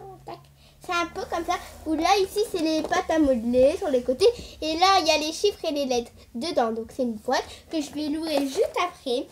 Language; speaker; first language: French; native; French